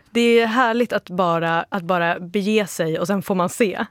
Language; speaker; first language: Swedish; native; Swedish